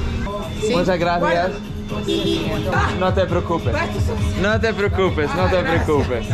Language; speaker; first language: Spanish; non-native, learner; Arabic